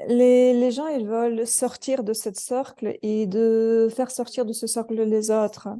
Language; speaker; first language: French; non-native, fluent; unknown